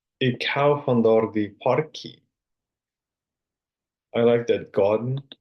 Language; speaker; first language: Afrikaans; non-native, learner; Finnish